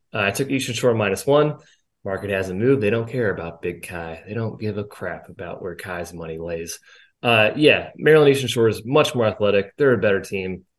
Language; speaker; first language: English; native; English